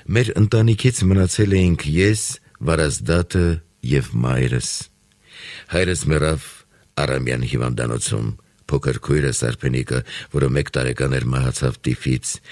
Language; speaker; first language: Armenian; native; Armenian